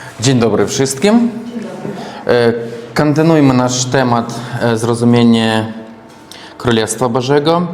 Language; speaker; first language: Polish; non-native, learner; Russian